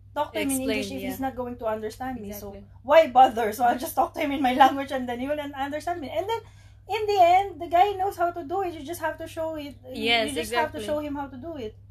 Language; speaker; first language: English; non-native, local second language; Filipino